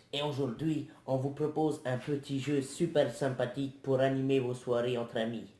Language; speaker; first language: French; native; French